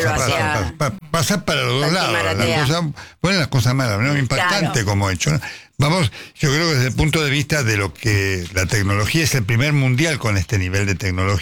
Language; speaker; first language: Spanish; native; Spanish